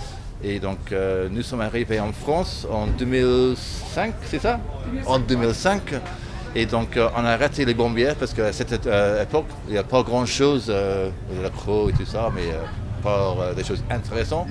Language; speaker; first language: French; non-native, learner; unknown